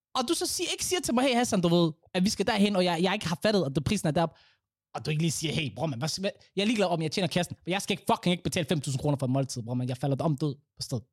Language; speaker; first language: Danish; early bilingual, other home language; Somali